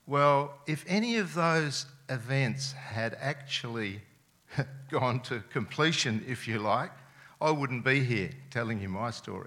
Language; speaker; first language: English; non-native, local second language; Serbian